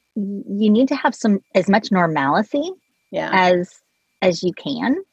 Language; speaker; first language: English; native; English